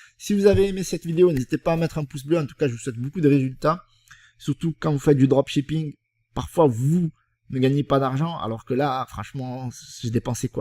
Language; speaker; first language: French; native; French